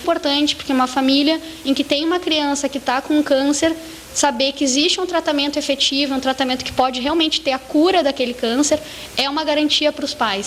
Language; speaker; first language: Portuguese; native; Portuguese